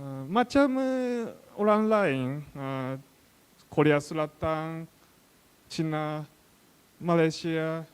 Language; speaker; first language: Indonesian; non-native, learner; Japanese